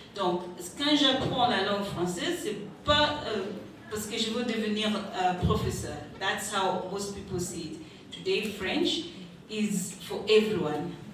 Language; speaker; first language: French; non-native, fluent; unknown